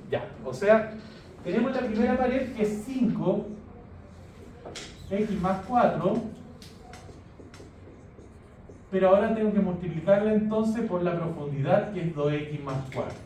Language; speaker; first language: Spanish; native; Spanish